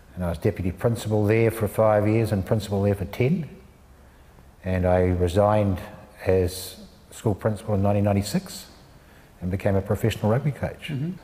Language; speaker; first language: English; native; English